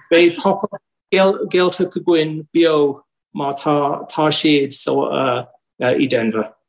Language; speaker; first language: Irish; non-native, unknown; English